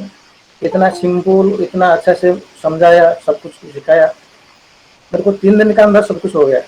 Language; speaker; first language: Hindi; non-native, local second language; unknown